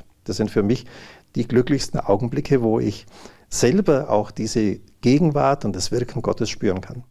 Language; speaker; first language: German; native; German